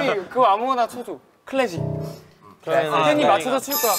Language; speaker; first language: Korean; non-native, fluent; Thai